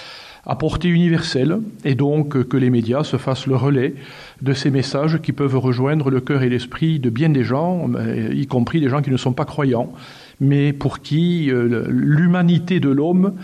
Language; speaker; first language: French; native; French